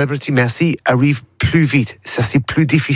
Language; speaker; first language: French; non-native, learner; English